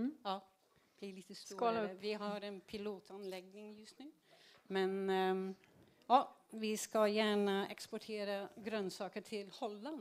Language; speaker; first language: Swedish; non-native, fluent; Dutch